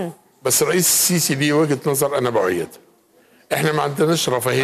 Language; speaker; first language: Arabic; native; Arabic